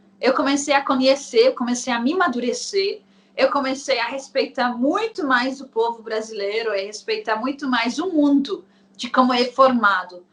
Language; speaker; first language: Portuguese; non-native, fluent; Arabic